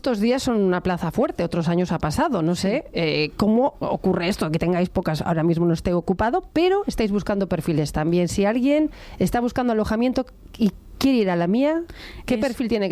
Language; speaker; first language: Spanish; native; Spanish